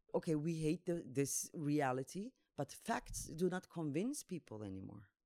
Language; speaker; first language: English; non-native, fluent; Turkish